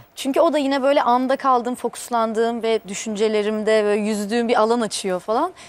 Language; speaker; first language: Turkish; native; Turkish